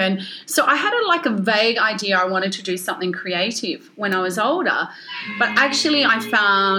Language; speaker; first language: English; native; English